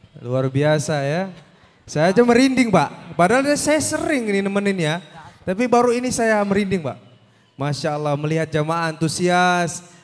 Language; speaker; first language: Indonesian; native; Indonesian